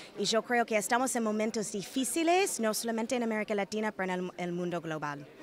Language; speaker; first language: Spanish; non-native, fluent; English